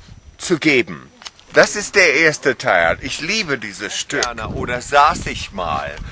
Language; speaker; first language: German; non-native, fluent; English